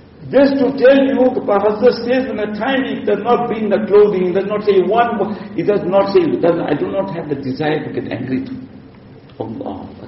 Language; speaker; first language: English; native; English